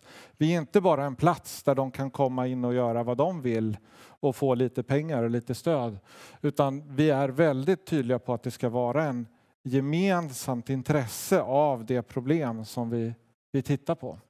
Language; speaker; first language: Swedish; native; Swedish